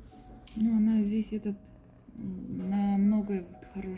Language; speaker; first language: Russian; non-native, local second language; Kazakh